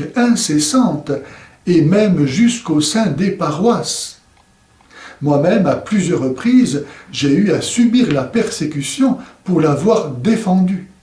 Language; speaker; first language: French; native; French